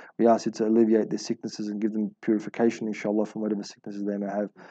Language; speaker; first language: English; early bilingual, other home language; Arabic